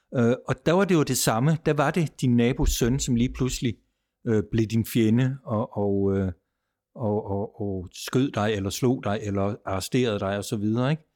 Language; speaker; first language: Danish; native; Danish